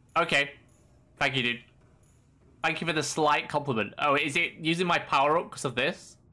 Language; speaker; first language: English; native; English